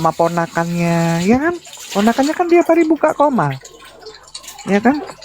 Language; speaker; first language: Indonesian; native; Indonesian